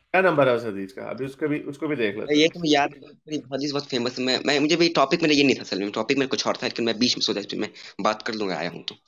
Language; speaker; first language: Hindi; native; Hindi